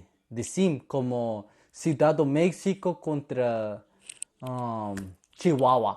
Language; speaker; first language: Portuguese; non-native, learner; Spanish